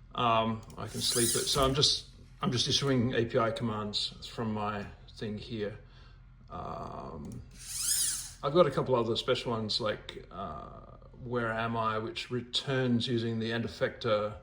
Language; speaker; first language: English; native; English